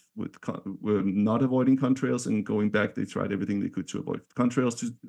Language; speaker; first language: English; non-native, fluent; Danish